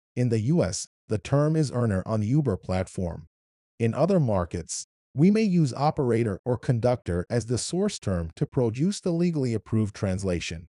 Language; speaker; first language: English; non-native, fluent; Arabic